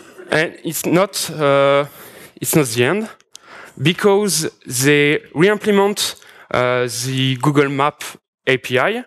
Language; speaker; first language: English; non-native, fluent; French